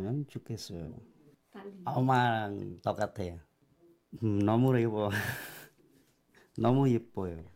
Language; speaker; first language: Korean; non-native, learner; Khmer